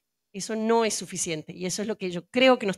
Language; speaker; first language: Spanish; native; Spanish